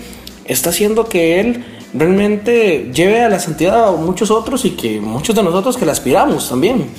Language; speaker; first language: Spanish; native; Spanish